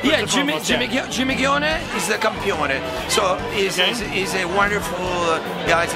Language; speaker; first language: English; non-native, learner; Italian